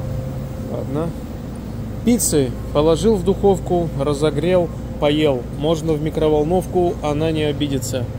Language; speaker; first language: Russian; native; Russian